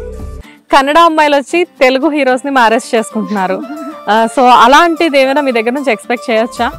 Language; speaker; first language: Telugu; native; Telugu